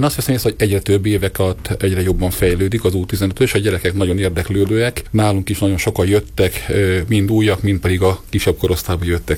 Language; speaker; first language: Hungarian; native; Hungarian